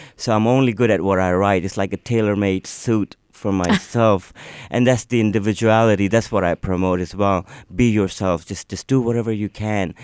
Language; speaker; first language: English; non-native, local second language; Urdu